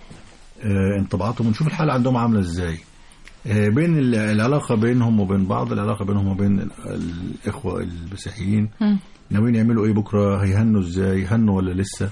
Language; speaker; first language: Arabic; native; Arabic